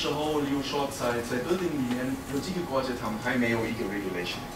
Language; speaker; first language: Chinese; non-native, fluent; German